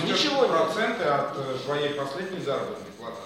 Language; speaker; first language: Russian; native; Russian